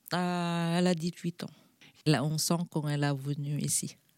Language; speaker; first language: French; non-native, learner; Thai